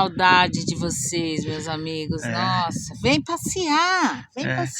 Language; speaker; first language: Portuguese; native; Portuguese